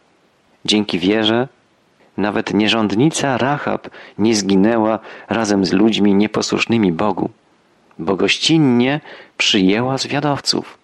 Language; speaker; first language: Polish; native; Polish